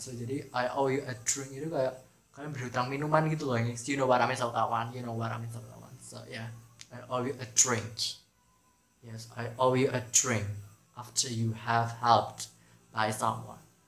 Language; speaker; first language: English; non-native, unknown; Indonesian